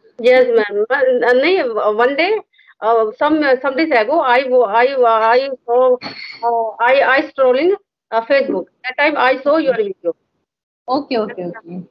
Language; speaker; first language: English; non-native, learner; Hindi